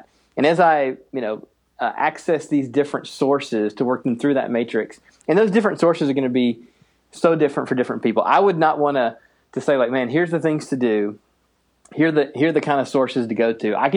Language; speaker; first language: English; native; English